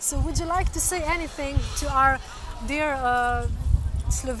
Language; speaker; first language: English; non-native, fluent; Slovenian